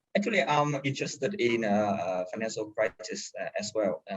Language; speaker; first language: English; non-native, fluent; Vietnamese